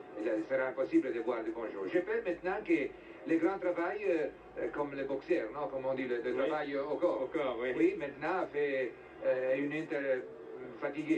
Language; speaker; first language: French; non-native, fluent; Italian